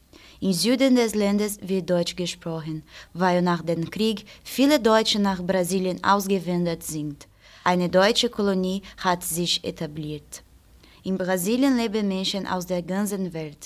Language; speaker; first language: German; non-native, fluent; Portuguese